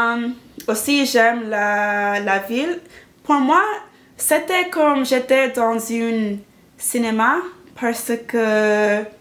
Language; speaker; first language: French; non-native, learner; English